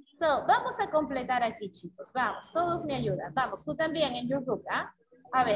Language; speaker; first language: Spanish; native; Spanish